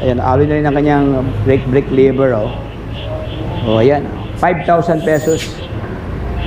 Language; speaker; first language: Filipino; native; Filipino